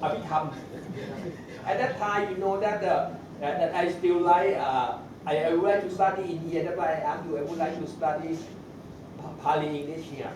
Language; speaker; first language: English; non-native, learner; Thai